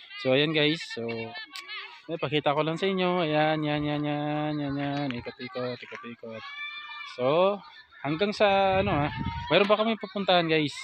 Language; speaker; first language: Filipino; non-native, local second language; Cebuano